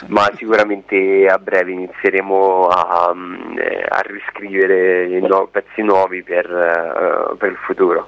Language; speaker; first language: Italian; native; Italian